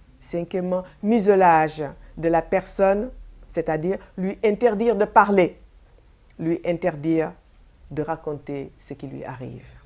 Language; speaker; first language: French; non-native, local second language; Wolof